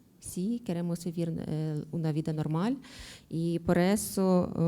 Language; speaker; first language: Spanish; non-native, learner; Ukrainian